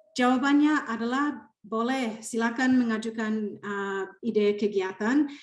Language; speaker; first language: Indonesian; non-native, fluent; English